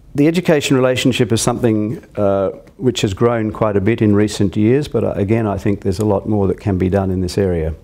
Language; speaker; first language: English; native; English